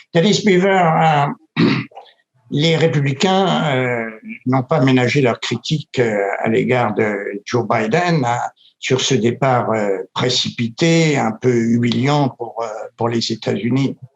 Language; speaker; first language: French; native; French